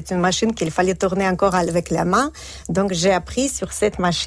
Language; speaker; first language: French; non-native, fluent; Russian